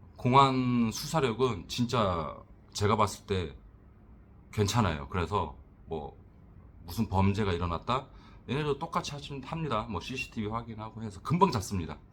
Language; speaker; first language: Korean; native; Korean